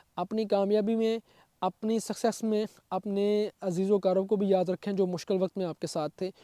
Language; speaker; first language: Urdu; non-native, local second language; Punjabi